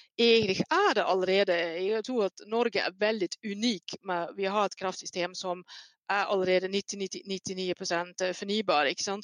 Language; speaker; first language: Norwegian; non-native, fluent; Dutch